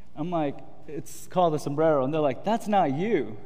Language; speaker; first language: English; early bilingual, other home language; Spanish